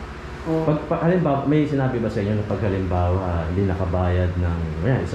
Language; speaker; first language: Filipino; native; Filipino